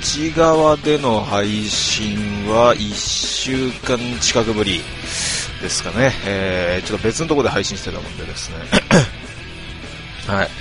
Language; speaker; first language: Japanese; native; Japanese